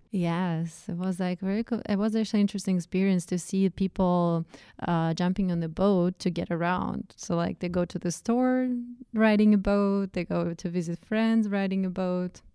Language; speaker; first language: English; non-native, fluent; Russian